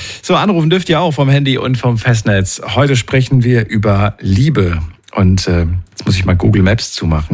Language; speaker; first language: German; native; German